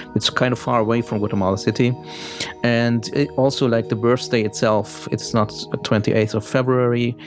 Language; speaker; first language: English; early bilingual, heritage; German